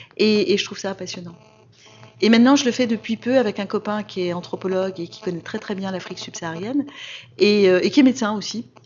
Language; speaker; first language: French; native; French